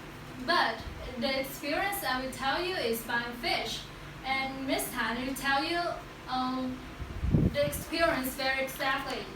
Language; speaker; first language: English; non-native, learner; Vietnamese